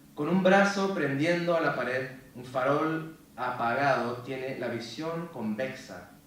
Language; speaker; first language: Spanish; early bilingual, other home language; English